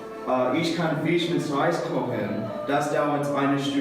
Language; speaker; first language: German; non-native, learner; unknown